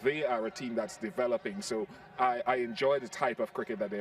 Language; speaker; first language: English; native; English